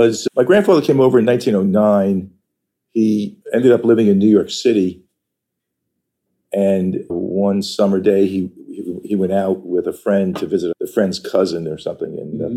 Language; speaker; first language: English; native; English